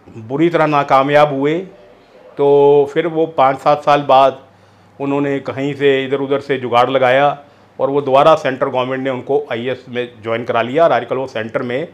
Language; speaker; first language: Hindi; non-native, local second language; Punjabi